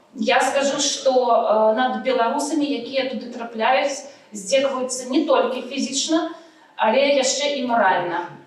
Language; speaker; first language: Belarusian; non-native, local second language; Russian